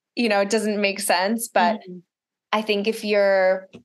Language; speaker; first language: English; early bilingual, other home language; Russian